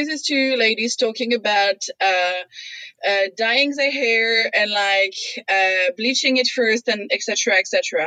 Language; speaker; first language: English; non-native, fluent; French